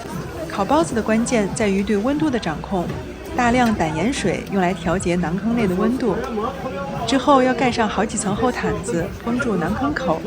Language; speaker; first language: Chinese; native; Chinese